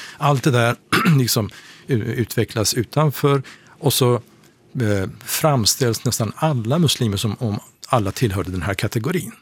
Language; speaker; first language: Swedish; non-native, fluent; Persian